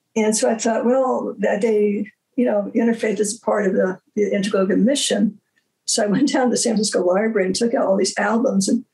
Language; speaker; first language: English; native; English